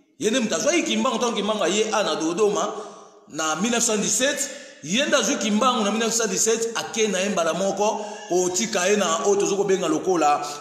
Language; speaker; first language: Lingala; non-native, local second language; Kongo